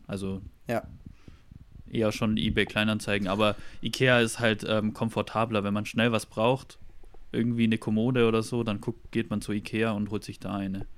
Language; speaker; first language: German; native; German